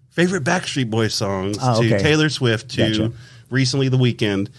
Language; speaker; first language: English; native; English